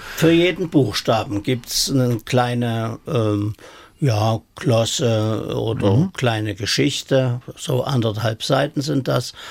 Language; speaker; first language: German; native; German